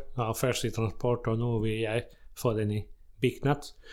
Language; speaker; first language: Swedish; non-native, fluent; Spanish